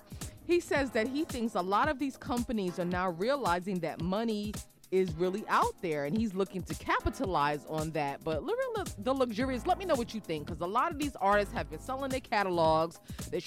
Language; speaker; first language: English; native; English